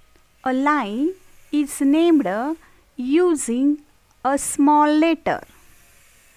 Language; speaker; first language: English; non-native, local second language; Marathi